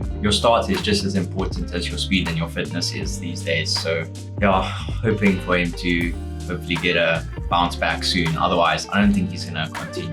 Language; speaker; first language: English; native; English